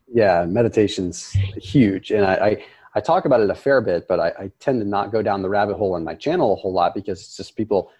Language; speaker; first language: English; native; English